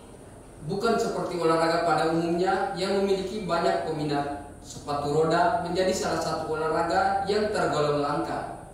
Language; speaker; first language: Indonesian; native; Indonesian